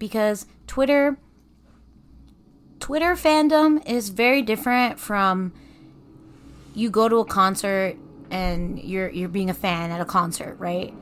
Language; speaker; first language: English; native; English